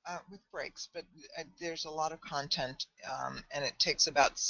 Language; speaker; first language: English; native; English